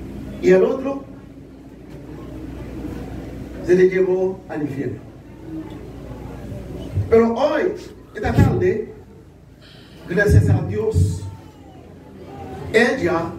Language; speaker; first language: Spanish; non-native, learner; Haitian Creole